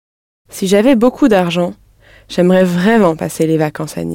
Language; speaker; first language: French; non-native, learner; English